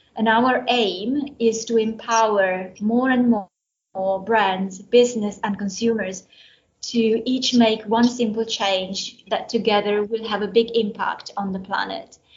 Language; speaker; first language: English; non-native, fluent; Italian